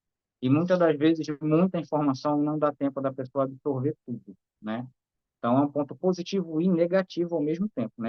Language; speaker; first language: Portuguese; native; Portuguese